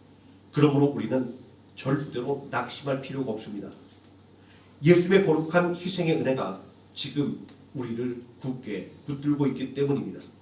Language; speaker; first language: Korean; native; Korean